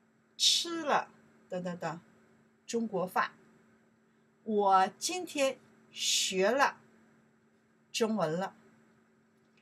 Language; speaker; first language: Chinese; non-native, learner; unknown